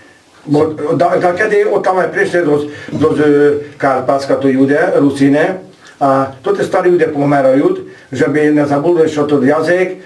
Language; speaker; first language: Ukrainian; early bilingual, heritage; Hungarian